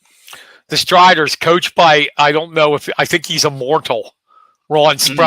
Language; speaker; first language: English; native; English